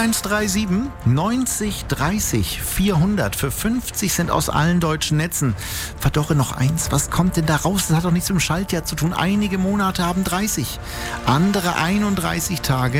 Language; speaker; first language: German; native; German